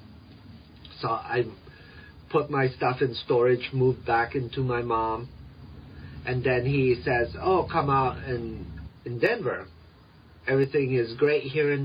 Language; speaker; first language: English; early bilingual, other home language; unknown